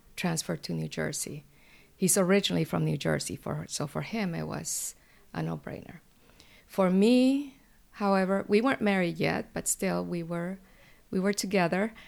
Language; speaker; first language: English; early bilingual, other home language; Spanish